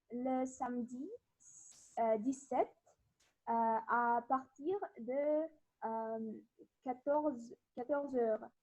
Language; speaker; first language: French; non-native, learner; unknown